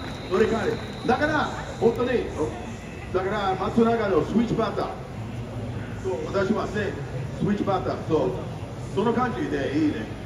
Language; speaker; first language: Japanese; non-native, learner; Spanish